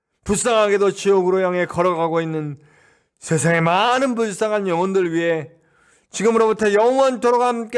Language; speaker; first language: Korean; native; Korean